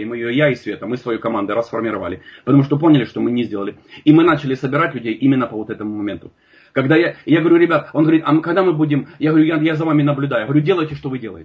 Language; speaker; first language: Russian; native; Russian